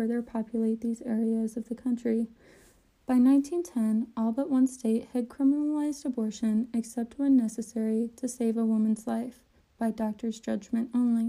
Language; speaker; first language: English; native; English